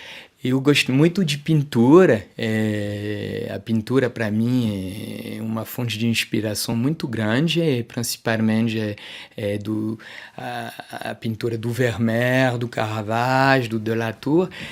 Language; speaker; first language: Portuguese; non-native, fluent; French